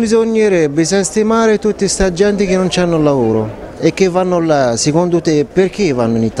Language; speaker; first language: Italian; non-native, fluent; Arabic